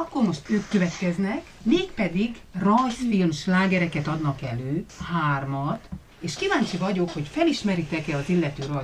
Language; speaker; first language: Hungarian; native; Hungarian